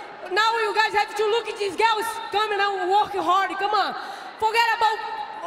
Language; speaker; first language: English; non-native, learner; Portuguese